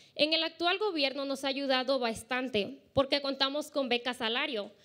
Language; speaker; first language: Spanish; early bilingual, heritage; Spanish